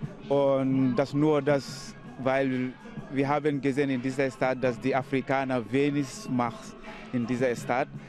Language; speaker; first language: German; non-native, learner; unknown